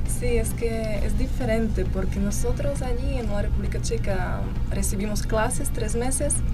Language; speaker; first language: Spanish; non-native, fluent; Slovak